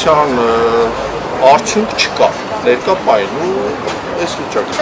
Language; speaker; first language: Armenian; native; Armenian